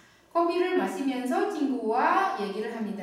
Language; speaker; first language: Korean; non-native, fluent; Indonesian